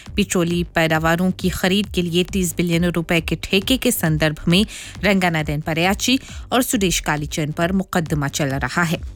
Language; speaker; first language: Hindi; non-native, local second language; Morisyen